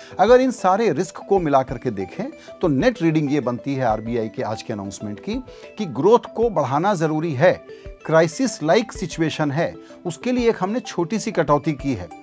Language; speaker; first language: Hindi; native; Hindi